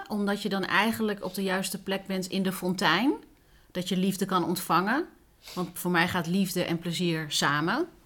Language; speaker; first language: Dutch; early bilingual, other home language; Spanish